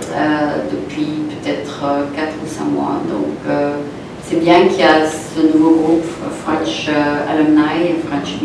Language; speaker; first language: French; non-native, local second language; Arabic